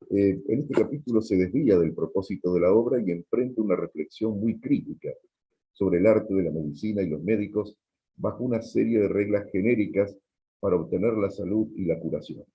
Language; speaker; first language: Spanish; native; Spanish